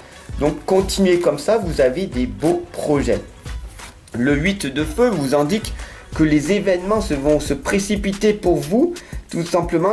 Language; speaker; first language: French; native; French